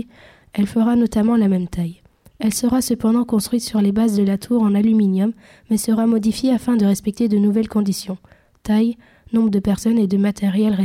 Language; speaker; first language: French; native; French